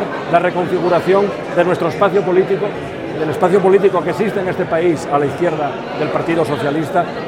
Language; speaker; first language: Spanish; native; Spanish